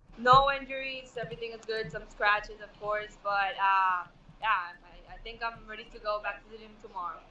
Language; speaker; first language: English; non-native, fluent; Spanish